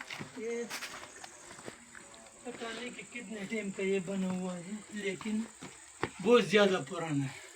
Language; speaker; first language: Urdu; non-native, local second language; Pashto